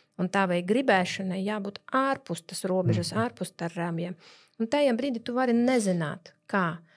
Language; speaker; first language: Latvian; non-native, local second language; Russian